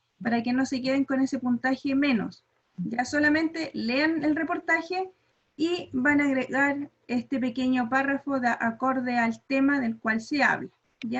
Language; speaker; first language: Spanish; native; Spanish